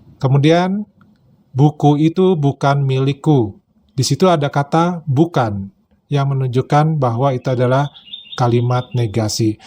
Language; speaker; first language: Indonesian; native; Indonesian